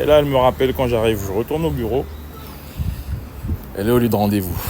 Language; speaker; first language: French; native; French